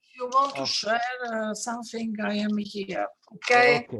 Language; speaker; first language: English; non-native, learner; Italian